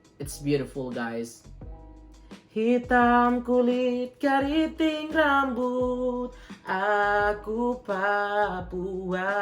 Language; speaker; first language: Indonesian; native; Indonesian